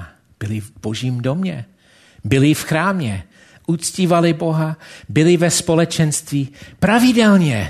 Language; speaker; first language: Czech; non-native, fluent; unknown